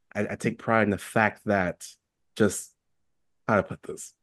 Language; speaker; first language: English; native; English